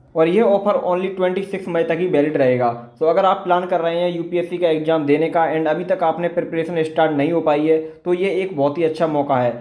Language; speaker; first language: Hindi; native; Hindi